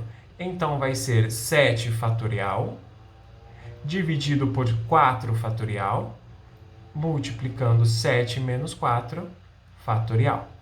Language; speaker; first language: Portuguese; native; Portuguese